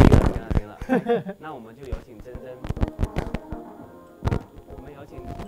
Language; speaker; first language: Chinese; native; Chinese